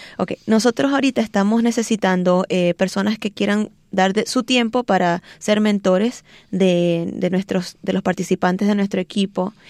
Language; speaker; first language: Spanish; native; Spanish